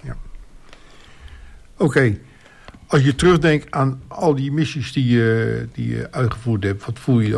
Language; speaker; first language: Dutch; native; Dutch